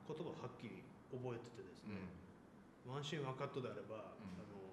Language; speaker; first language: Japanese; native; Japanese